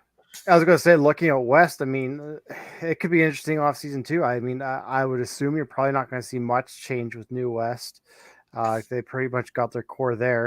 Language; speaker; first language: English; native; English